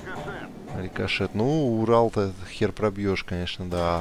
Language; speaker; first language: Russian; native; Russian